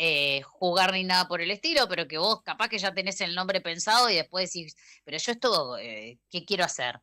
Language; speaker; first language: Spanish; native; Spanish